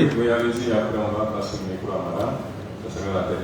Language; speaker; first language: French; non-native, local second language; Bambara